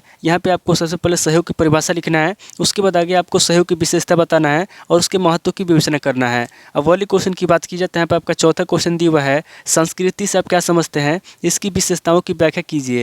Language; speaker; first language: Hindi; native; Hindi